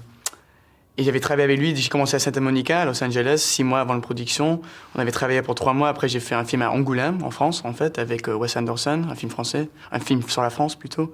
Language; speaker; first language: French; early bilingual, heritage; English